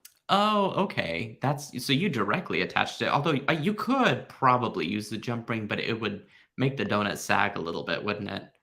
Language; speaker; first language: English; native; English